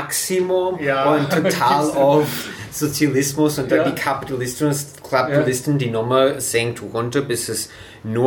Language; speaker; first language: German; non-native, fluent; English